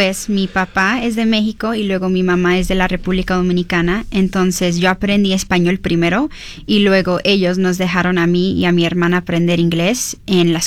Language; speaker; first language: Spanish; early bilingual, heritage; Spanish